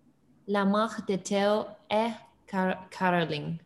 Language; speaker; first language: French; non-native, learner; English